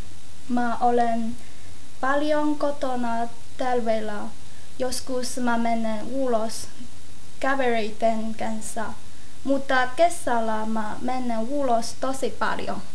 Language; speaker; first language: Finnish; non-native, learner; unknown